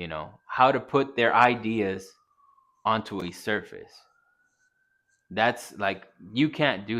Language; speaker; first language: English; native; English